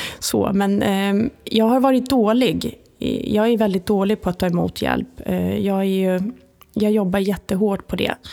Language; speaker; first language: Swedish; early bilingual, other home language; Italian